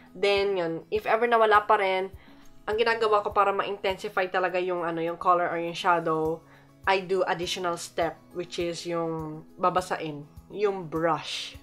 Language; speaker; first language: Filipino; native; Filipino